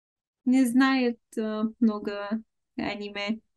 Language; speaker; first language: Russian; non-native, learner; Bulgarian